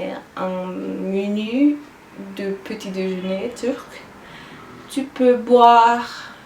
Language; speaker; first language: French; non-native, learner; Turkish